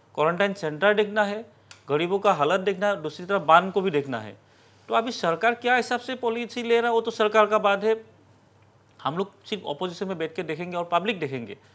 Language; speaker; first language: Hindi; non-native, local second language; Assamese